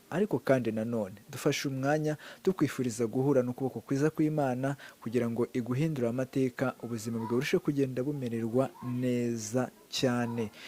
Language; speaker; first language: Kinyarwanda; native; Kinyarwanda